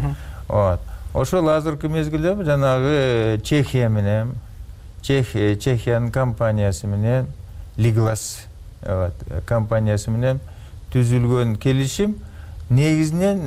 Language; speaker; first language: Kyrgyz; native; Kyrgyz